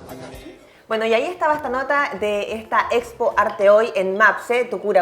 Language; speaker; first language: Spanish; native; Spanish